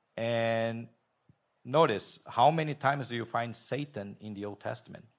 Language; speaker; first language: English; non-native, fluent; Portuguese